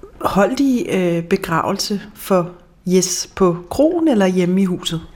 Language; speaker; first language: Danish; native; Danish